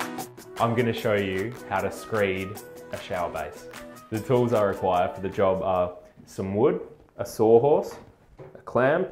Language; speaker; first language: English; native; English